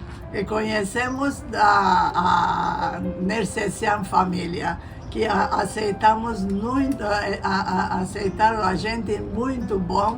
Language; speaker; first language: Portuguese; non-native, learner; Armenian